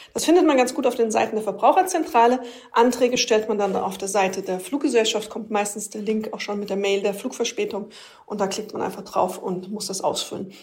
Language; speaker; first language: German; native; German